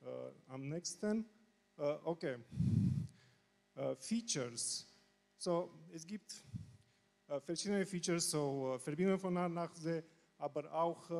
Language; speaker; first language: German; non-native, learner; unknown